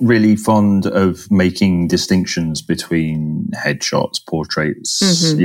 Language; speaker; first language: English; native; English